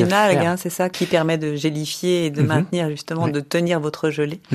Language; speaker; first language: French; native; French